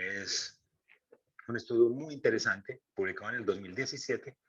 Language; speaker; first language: Spanish; native; Spanish